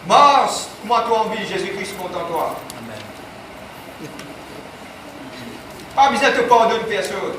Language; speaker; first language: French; non-native, learner; Morisyen